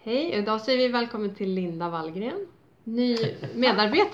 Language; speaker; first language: Swedish; native; Swedish